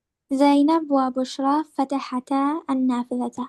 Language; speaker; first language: Arabic; non-native, learner; Urdu